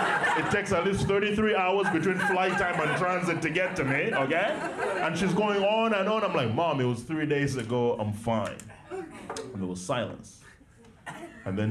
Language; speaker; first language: English; non-native, local second language; Ganda